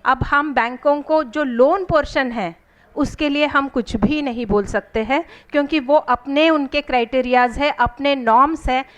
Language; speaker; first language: Hindi; non-native, local second language; Marathi